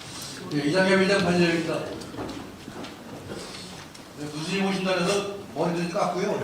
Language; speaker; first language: Korean; native; Korean